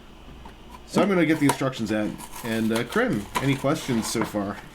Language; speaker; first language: English; native; English